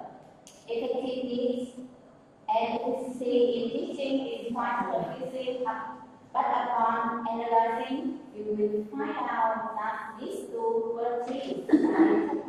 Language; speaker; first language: English; non-native, learner; Vietnamese